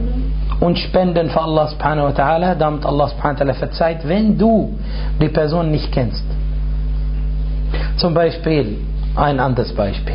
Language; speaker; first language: German; non-native, fluent; Arabic